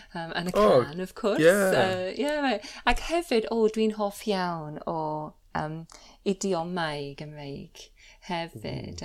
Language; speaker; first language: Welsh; non-native, fluent; English